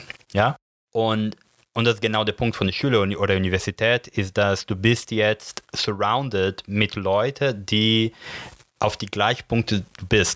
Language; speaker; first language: German; non-native, learner; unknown